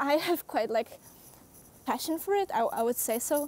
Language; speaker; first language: English; non-native, fluent; Polish